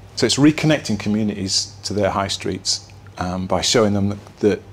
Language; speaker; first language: English; native; English